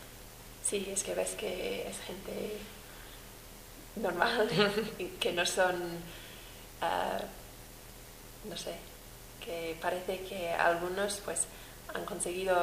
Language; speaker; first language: Spanish; non-native, fluent; English